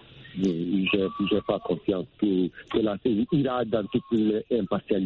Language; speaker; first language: French; non-native, local second language; Fula